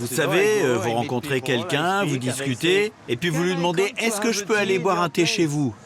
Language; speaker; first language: French; native; French